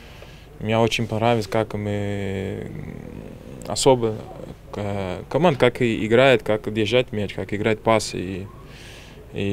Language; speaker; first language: Russian; non-native, fluent; Portuguese